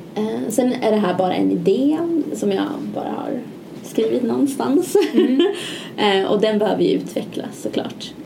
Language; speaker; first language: Swedish; native; Swedish